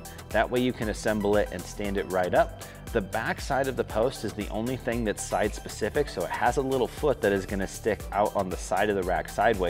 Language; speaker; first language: English; native; English